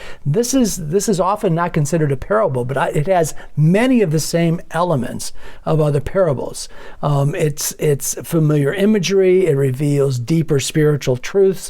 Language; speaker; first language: English; native; English